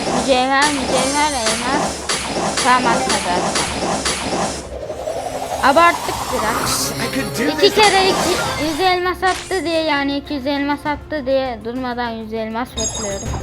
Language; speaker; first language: Turkish; native; Turkish